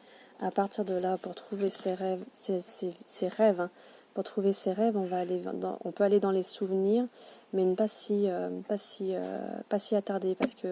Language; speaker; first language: French; native; French